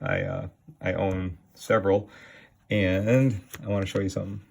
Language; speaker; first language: English; native; English